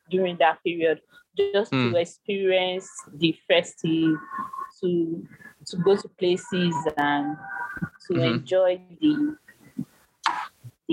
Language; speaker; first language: English; non-native, local second language; Yoruba